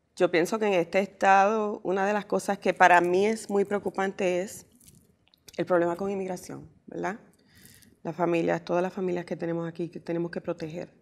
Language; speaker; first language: Spanish; early bilingual, heritage; Spanish